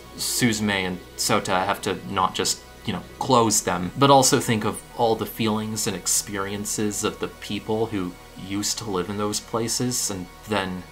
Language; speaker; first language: English; native; English